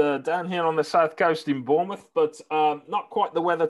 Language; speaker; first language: English; native; English